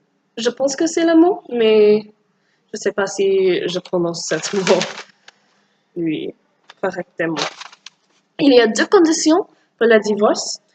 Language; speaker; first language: French; non-native, learner; English